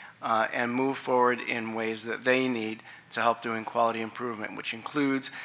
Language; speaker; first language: English; native; English